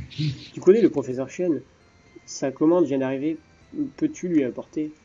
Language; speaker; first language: French; native; French